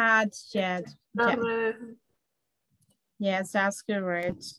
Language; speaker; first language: English; non-native, learner; Spanish